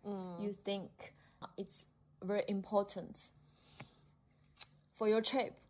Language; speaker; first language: English; non-native, fluent; Chinese